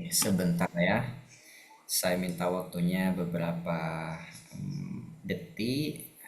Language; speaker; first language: Indonesian; native; Indonesian